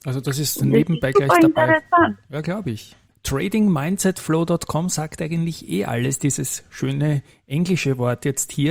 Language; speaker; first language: German; native; German